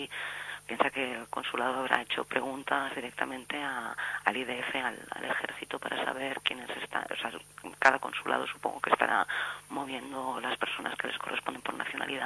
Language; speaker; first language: Spanish; native; Spanish